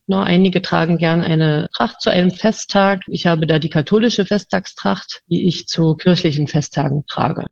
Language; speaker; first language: German; non-native, local second language; Upper Sorbian